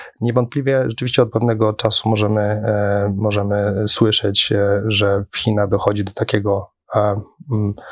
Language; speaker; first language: Polish; native; Polish